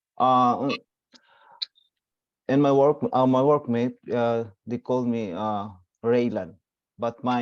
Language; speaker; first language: English; non-native, learner; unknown